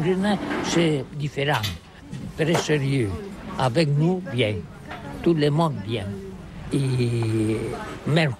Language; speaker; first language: French; non-native, learner; Catalan